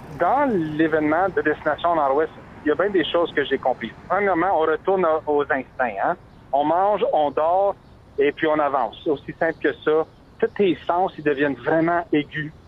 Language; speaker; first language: French; native; French